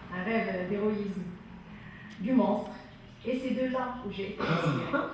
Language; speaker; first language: French; non-native, local second language; Arabic